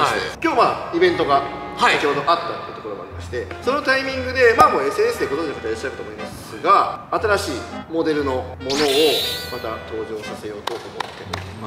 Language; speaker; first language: Japanese; native; Japanese